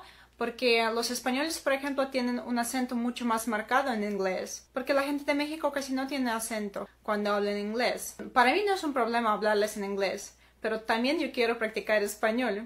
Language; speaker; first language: Spanish; non-native, fluent; Ukrainian